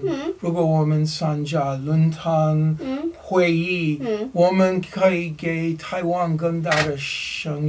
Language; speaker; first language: Chinese; non-native, learner; English